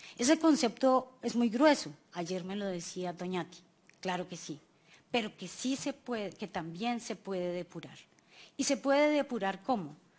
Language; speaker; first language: Spanish; native; Spanish